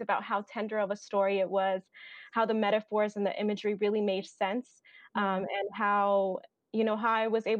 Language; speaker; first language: English; native; English